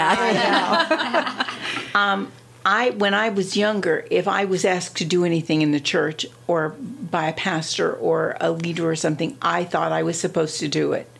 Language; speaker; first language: English; native; English